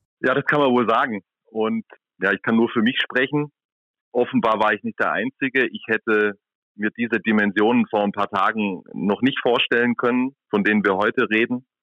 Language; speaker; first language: German; native; German